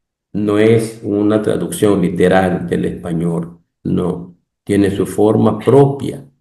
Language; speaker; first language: Spanish; non-native, local second language; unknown